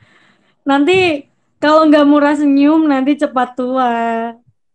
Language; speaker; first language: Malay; non-native, local second language; Javanese